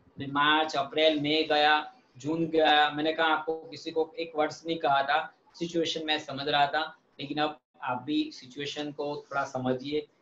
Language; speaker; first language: Hindi; non-native, local second language; Gujarati